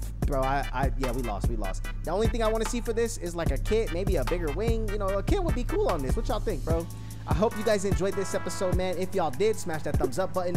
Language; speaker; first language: English; native; English